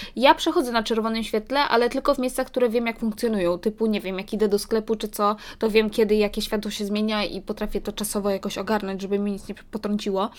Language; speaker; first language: Polish; early bilingual, heritage; Polish